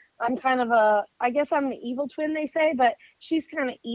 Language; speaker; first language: English; native; English